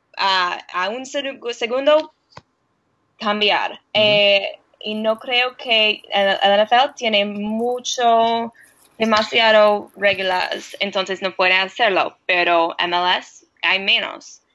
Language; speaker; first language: Spanish; non-native, learner; English